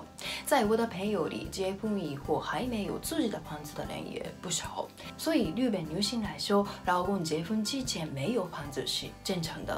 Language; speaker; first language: Chinese; non-native, fluent; Japanese